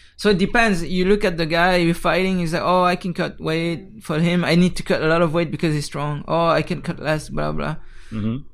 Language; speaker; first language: English; non-native, fluent; French